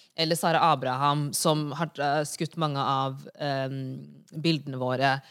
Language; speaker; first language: Norwegian; early bilingual, other home language; Wolof